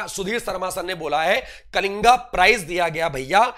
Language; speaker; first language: Hindi; native; Hindi